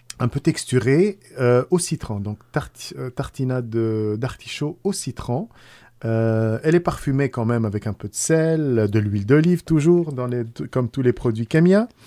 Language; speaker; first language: French; non-native, local second language; Arabic